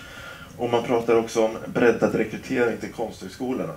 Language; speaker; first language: Swedish; native; Swedish